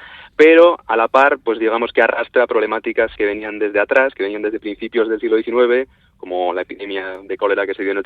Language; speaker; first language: Spanish; native; Spanish